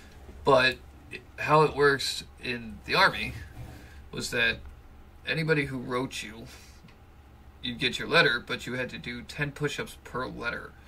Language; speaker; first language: English; native; English